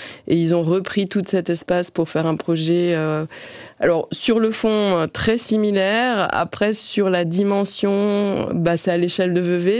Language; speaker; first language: French; native; French